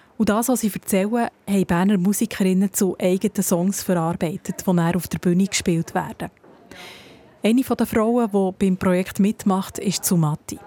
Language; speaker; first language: German; native; German